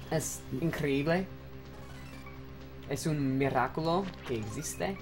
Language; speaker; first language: Spanish; non-native, learner; English